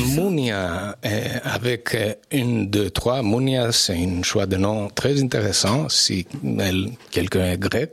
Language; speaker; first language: French; non-native, fluent; English